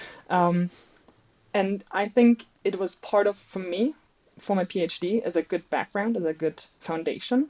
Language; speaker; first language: English; non-native, fluent; German